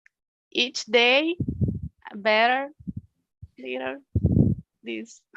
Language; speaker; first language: English; non-native, learner; Portuguese